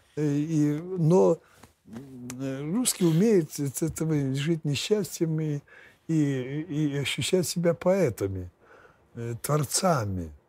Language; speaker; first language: Russian; non-native, fluent; Lithuanian